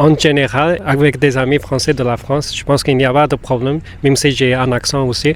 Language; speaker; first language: French; non-native, fluent; Spanish